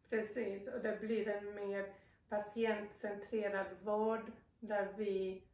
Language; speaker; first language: Swedish; non-native, fluent; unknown